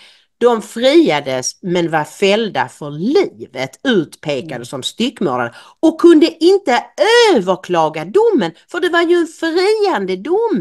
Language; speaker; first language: Swedish; native; Swedish